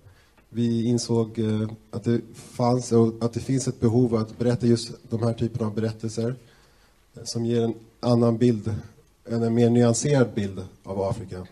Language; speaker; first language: Swedish; native; Swedish